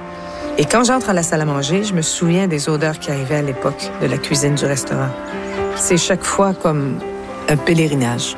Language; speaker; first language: French; native; French